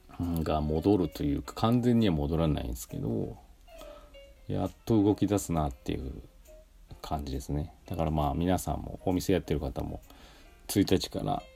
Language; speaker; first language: Japanese; native; Japanese